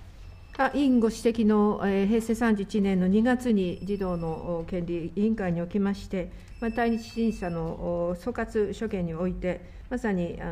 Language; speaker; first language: Japanese; native; Japanese